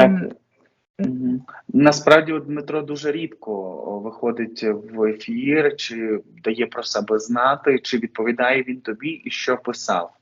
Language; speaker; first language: Ukrainian; native; Ukrainian